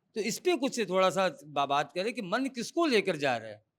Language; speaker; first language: Urdu; non-native, local second language; Gujarati